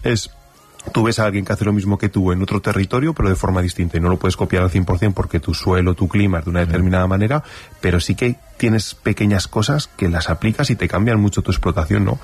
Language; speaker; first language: Spanish; native; Spanish